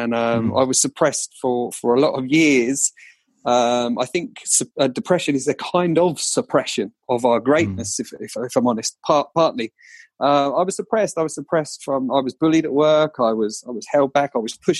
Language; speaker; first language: English; native; English